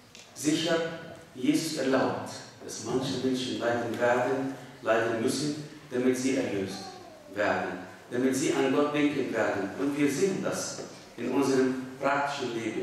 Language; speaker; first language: German; non-native, fluent; Arabic